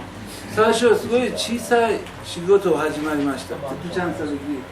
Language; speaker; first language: Japanese; non-native, learner; Persian